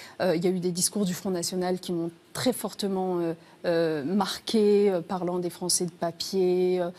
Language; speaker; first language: French; early bilingual, other home language; Riffian